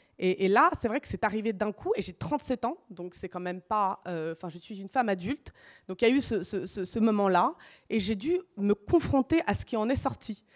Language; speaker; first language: French; early bilingual, other home language; Russian